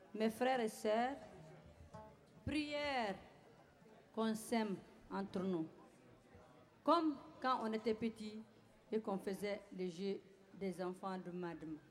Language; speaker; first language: French; non-native, local second language; Tamasheq